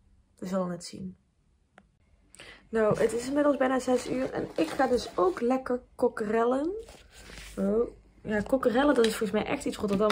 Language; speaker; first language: Dutch; native; Dutch